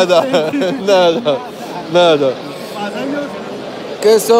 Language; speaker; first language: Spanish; non-native, learner; Arabic